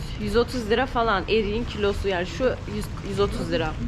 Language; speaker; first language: Turkish; native; Turkish